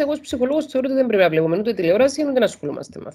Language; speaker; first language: Greek; native; Greek